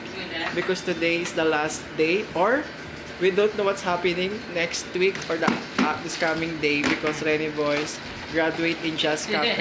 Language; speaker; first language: English; non-native, local second language; Filipino